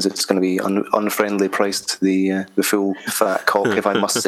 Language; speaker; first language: English; native; English